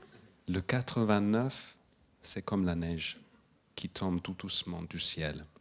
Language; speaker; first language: French; non-native, fluent; English